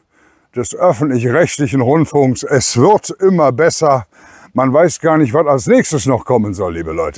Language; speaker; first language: German; native; German